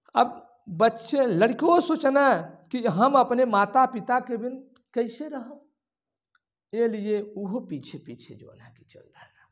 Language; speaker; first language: Hindi; native; Hindi